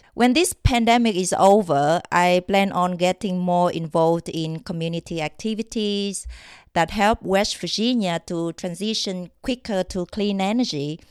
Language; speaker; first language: English; non-native, fluent; Vietnamese